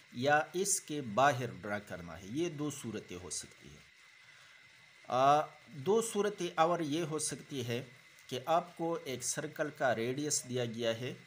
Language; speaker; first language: Urdu; non-native, local second language; Pashto